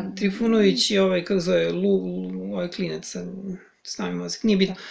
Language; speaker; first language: Serbian; native; Serbian